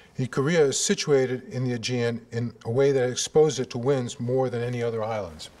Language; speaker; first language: English; native; English